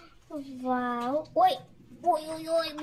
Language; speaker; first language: Russian; non-native, local second language; Kazakh